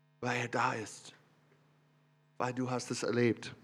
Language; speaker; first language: German; non-native, learner; English